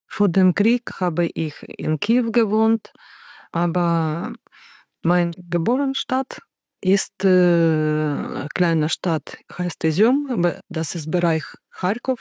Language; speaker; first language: German; non-native, learner; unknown